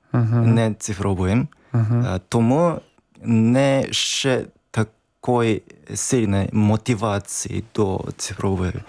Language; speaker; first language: Ukrainian; non-native, learner; Japanese